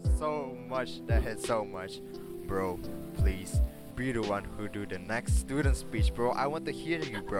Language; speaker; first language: English; non-native, learner; Indonesian